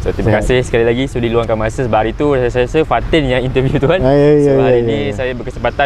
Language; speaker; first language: Malay; native; Malay